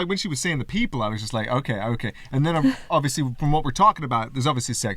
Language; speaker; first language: English; native; English